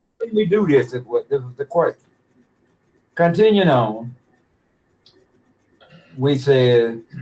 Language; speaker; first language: English; native; English